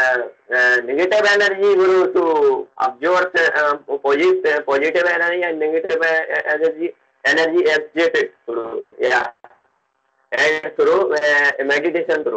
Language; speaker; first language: English; non-native, learner; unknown